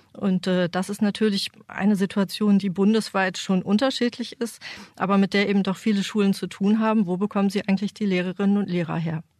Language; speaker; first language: German; native; German